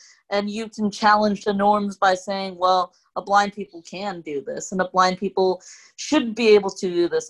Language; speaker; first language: English; non-native, local second language; Cantonese